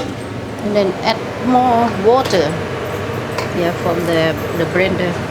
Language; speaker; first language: English; non-native, learner; Thai